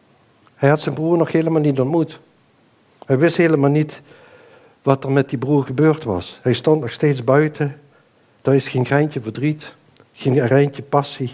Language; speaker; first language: Dutch; native; Dutch